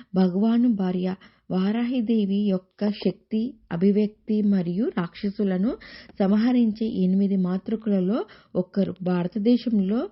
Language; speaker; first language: Telugu; native; Telugu